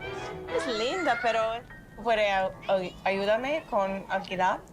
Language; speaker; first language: Spanish; non-native, learner; English